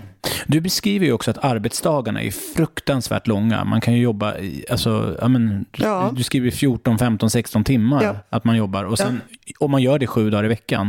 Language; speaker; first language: Swedish; native; Swedish